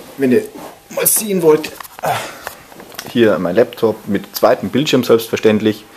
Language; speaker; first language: German; native; German